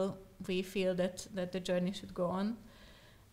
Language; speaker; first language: English; non-native, fluent; Slovak